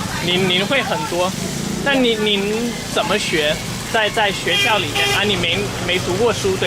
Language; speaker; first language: Chinese; non-native, fluent; English